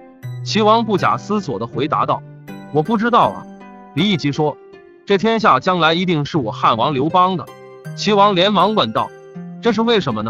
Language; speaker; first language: Chinese; native; Chinese